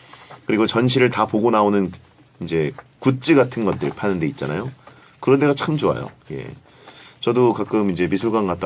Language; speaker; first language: Korean; native; Korean